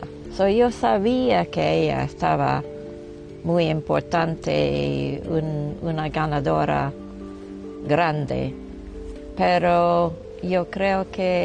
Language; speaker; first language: Spanish; non-native, local second language; English